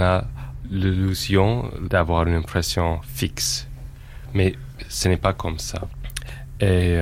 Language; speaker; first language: French; non-native, fluent; English